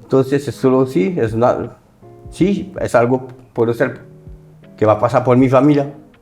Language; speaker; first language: Spanish; non-native, learner; French